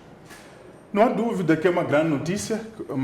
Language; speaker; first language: Portuguese; native; Portuguese